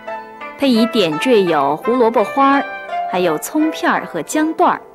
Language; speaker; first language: Chinese; native; Chinese